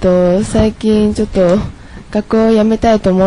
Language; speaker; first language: Japanese; non-native, learner; Chinese